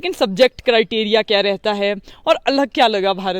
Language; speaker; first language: Hindi; native; Hindi